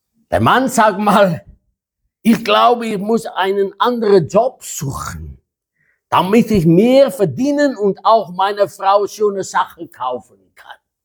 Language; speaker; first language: German; non-native, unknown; Afrikaans